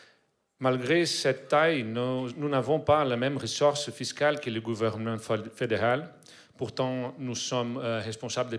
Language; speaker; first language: French; non-native, learner; Portuguese